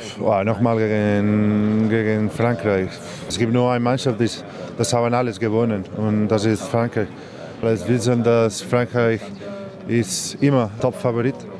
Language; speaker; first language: German; non-native, learner; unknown